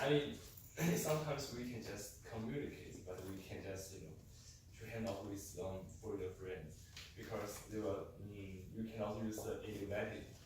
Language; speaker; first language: English; non-native, fluent; Chinese